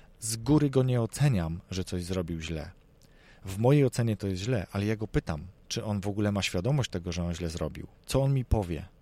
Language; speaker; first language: Polish; native; Polish